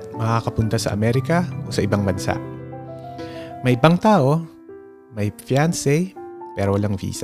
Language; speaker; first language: English; non-native, local second language; Filipino